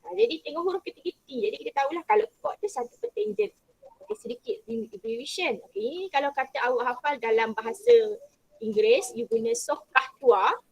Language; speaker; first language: Malay; native; Malay